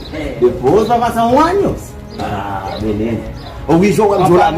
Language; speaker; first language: Portuguese; non-native, learner; Haitian Creole